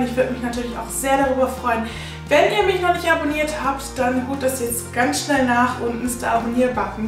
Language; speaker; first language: German; native; German